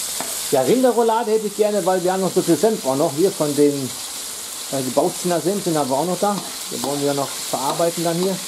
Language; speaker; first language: German; native; German